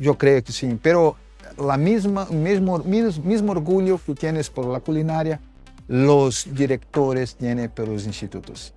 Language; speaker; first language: Spanish; non-native, fluent; Portuguese